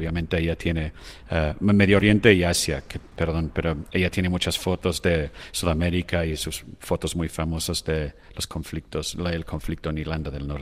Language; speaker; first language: Spanish; non-native, fluent; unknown